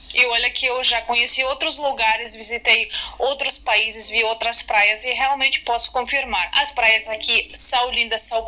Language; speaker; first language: Portuguese; non-native, fluent; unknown